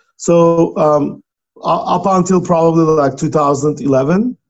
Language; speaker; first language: English; non-native, fluent; Turkish